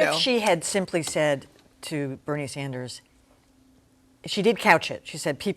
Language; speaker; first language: English; native; English